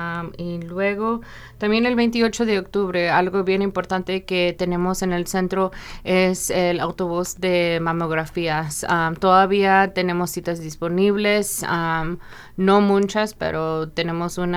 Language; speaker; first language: Spanish; early bilingual, other home language; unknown